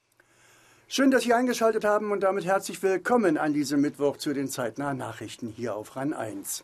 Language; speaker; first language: German; native; German